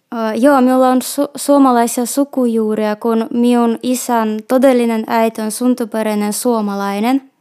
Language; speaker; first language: Finnish; non-native, fluent; Russian